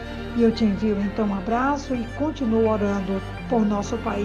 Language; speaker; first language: Portuguese; native; Portuguese